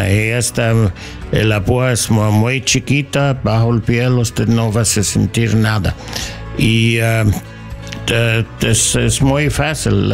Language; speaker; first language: Spanish; non-native, learner; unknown